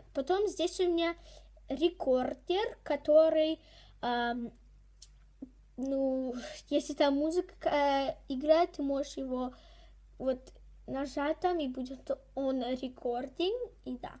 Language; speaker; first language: Russian; early bilingual, heritage; Russian